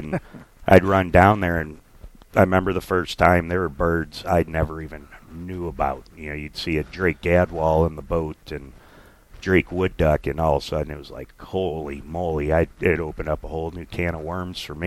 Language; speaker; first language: English; native; English